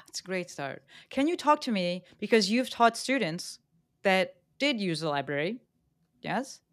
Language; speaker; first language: English; native; English